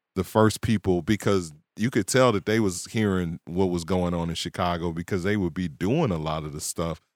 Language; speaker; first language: English; native; English